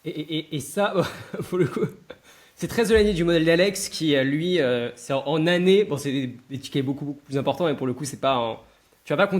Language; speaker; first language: French; native; French